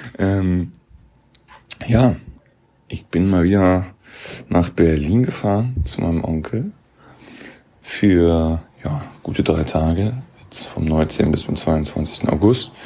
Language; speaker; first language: German; native; German